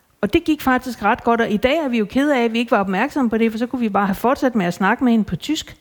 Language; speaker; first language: Danish; native; Danish